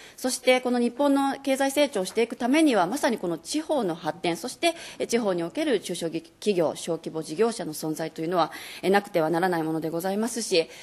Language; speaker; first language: Japanese; native; Japanese